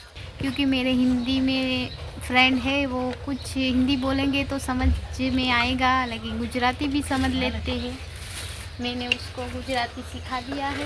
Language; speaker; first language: Hindi; non-native, local second language; Gujarati